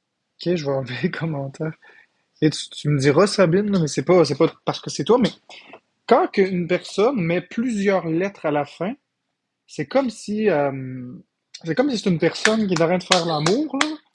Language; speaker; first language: French; native; French